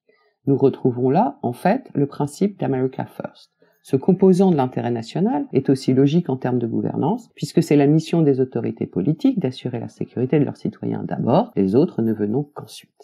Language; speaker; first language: French; native; French